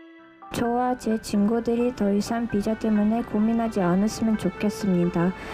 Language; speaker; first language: Korean; non-native, fluent; Russian